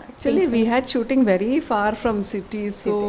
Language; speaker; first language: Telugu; non-native, learner; Malayalam